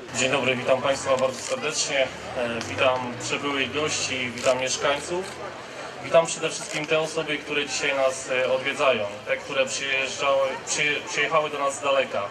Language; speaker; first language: Polish; native; Polish